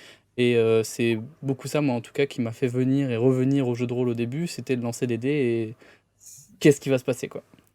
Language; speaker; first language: French; native; French